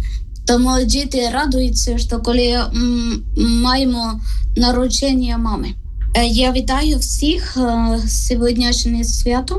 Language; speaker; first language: Ukrainian; non-native, learner; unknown